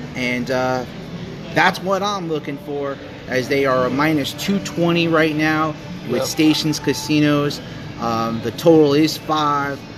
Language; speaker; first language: English; early bilingual, other home language; Italian